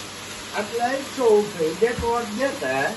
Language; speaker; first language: Dutch; non-native, local second language; Caribbean Hindustani